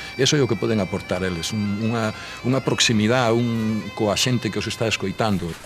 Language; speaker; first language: Galician; non-native, local second language; Spanish